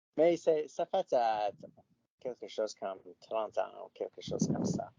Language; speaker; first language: French; non-native, learner; English